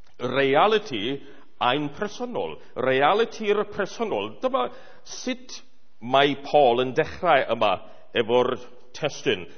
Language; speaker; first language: Welsh; non-native, fluent; English